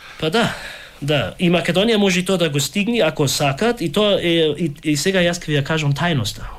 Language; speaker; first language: Macedonian; early bilingual, heritage; Macedonian